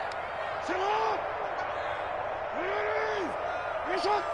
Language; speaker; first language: English; native; English